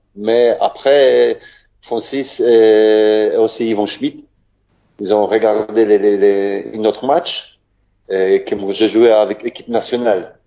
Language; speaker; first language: French; non-native, learner; Polish